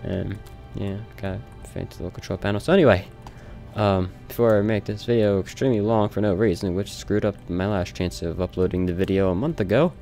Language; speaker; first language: English; native; English